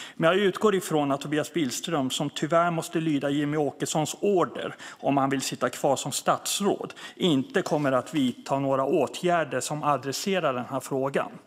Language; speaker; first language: Swedish; early bilingual, other home language; Persian